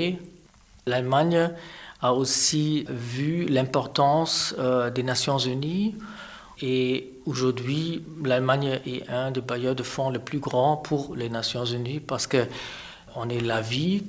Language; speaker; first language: French; non-native, fluent; German